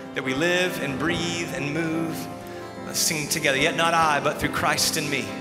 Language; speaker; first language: English; native; English